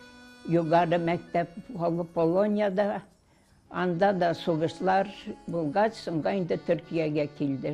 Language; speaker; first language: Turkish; non-native, learner; Tatar